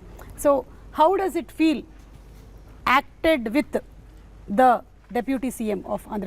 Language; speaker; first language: Telugu; native; Telugu